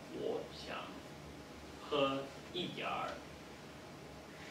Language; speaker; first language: Chinese; non-native, learner; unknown